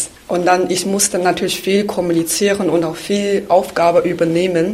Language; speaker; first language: German; non-native, fluent; Chinese